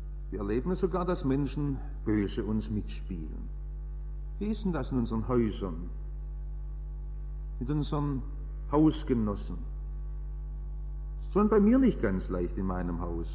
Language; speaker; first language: German; native; German